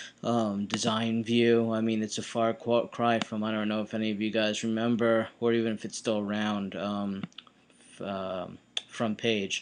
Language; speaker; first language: English; native; English